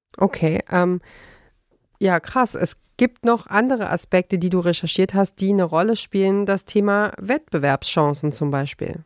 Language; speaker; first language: German; native; German